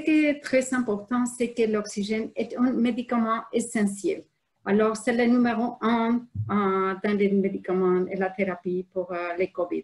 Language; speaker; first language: French; non-native, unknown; Spanish